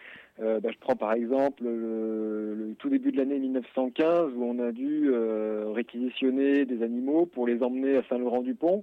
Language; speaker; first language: French; native; French